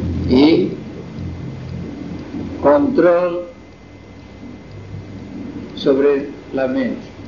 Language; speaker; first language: Spanish; non-native, fluent; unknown